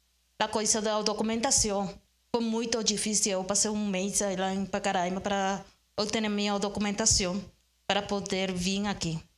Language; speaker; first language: Portuguese; non-native, learner; Spanish